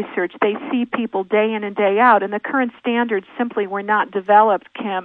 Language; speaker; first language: English; native; English